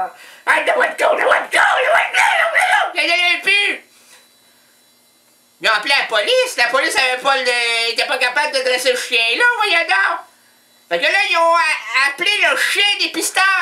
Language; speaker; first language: French; native; French